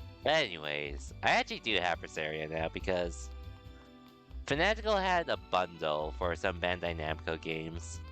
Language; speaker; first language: English; native; English